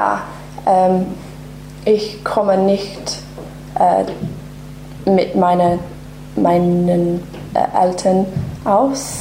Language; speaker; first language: German; non-native, learner; English